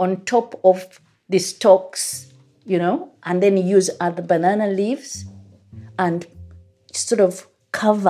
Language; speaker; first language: English; non-native, local second language; Ganda